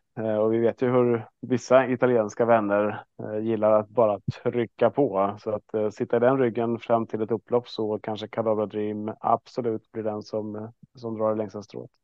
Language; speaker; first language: Swedish; native; Swedish